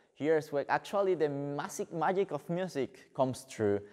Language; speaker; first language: English; non-native, fluent; Spanish